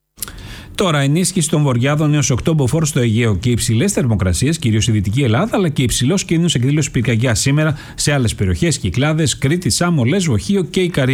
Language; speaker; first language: Greek; native; Greek